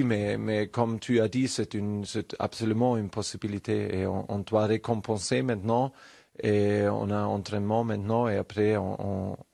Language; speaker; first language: French; non-native, learner; German